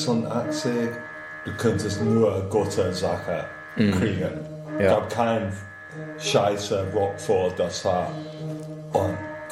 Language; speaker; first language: German; non-native, fluent; English